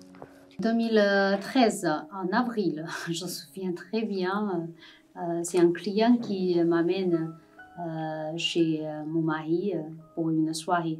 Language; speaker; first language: French; non-native, learner; Chinese